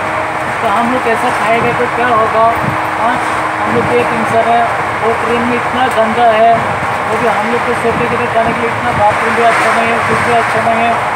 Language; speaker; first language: Hindi; non-native, local second language; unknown